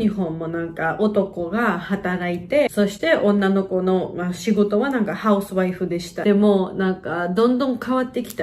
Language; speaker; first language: Japanese; non-native, fluent; Georgian